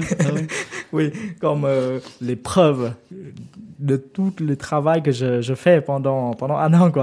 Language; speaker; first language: French; non-native, learner; Vietnamese